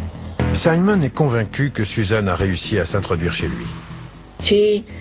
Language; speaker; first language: French; native; French